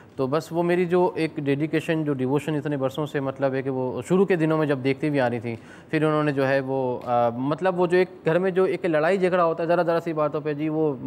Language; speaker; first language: Urdu; native; Urdu